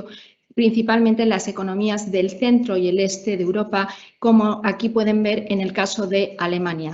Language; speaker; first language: Spanish; native; Spanish